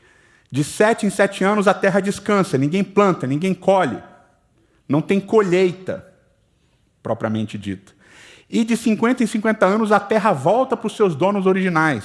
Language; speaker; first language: Portuguese; native; Portuguese